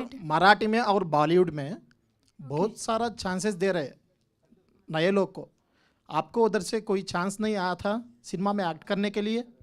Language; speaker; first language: Hindi; non-native, local second language; Telugu